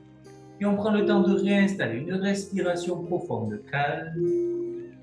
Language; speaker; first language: French; native; French